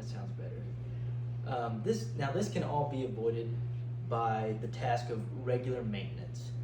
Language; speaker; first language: English; native; English